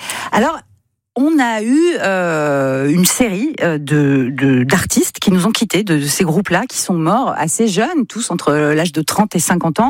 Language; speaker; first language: French; native; French